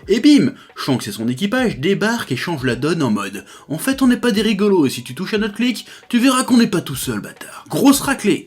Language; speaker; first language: French; native; French